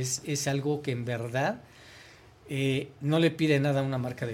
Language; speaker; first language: Spanish; native; Spanish